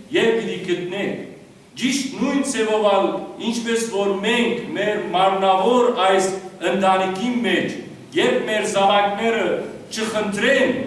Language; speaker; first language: Armenian; early bilingual, heritage; Armenian